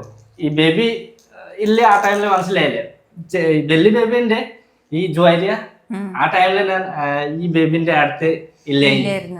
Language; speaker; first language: Malayalam; non-native, learner; Hindi